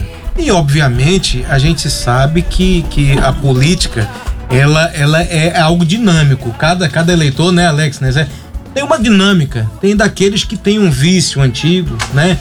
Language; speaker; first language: Portuguese; native; Portuguese